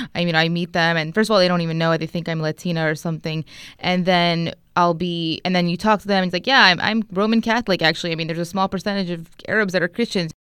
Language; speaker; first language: English; native; English